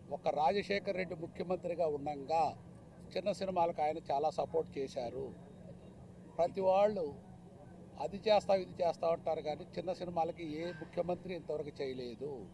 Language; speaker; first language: Telugu; native; Telugu